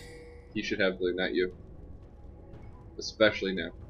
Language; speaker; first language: English; native; English